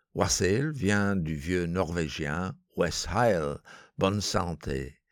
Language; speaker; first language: French; non-native, fluent; English